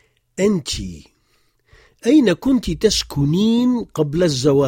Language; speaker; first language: Arabic; non-native, fluent; French